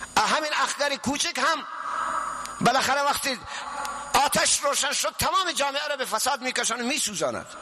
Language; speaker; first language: Persian; non-native, local second language; Baluchi